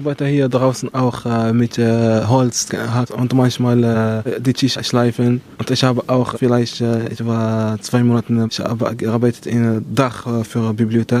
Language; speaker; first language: German; non-native, learner; Arabic